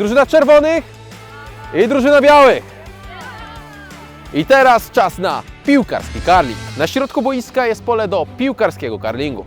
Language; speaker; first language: Polish; native; Polish